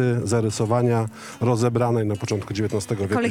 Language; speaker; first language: Polish; native; Polish